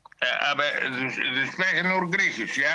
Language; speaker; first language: German; non-native, learner; Greek